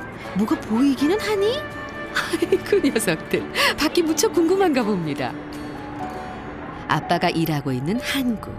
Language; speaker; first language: Korean; native; Korean